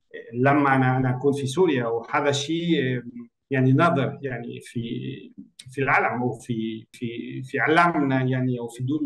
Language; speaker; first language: Arabic; non-native, learner; Spanish